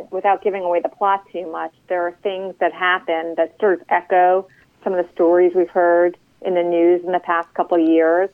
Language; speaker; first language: English; native; English